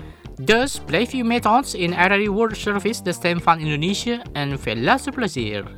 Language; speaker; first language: Dutch; non-native, fluent; Indonesian